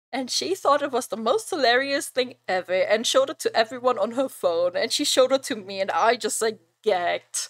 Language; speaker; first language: English; non-native, fluent; German